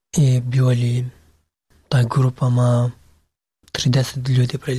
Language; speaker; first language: Serbian; non-native, learner; Pashto